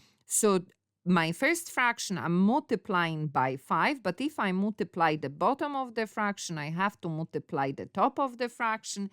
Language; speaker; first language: English; non-native, fluent; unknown